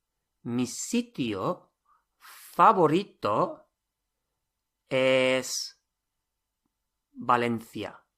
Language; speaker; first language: Spanish; non-native, fluent; English